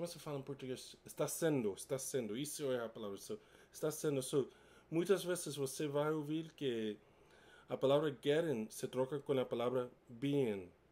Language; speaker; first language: Portuguese; non-native, learner; English